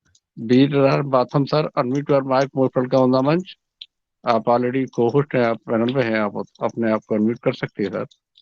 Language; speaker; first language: Hindi; native; Hindi